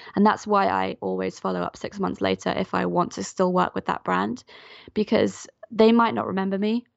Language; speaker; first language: English; non-native, fluent; French